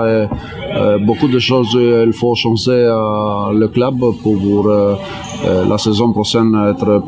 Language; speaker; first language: French; non-native, learner; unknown